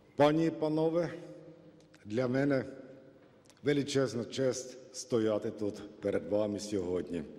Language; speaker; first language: Ukrainian; non-native, fluent; Finnish